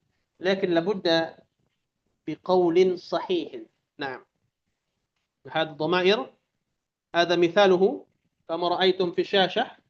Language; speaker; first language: Arabic; non-native, fluent; Indonesian